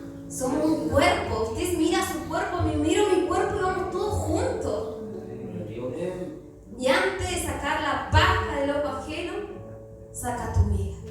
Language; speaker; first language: Spanish; native; Spanish